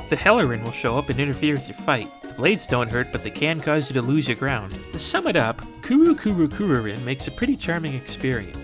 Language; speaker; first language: English; native; English